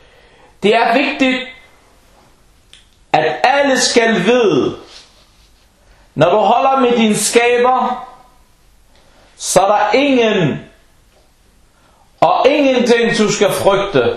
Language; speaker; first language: Danish; non-native, local second language; Arabic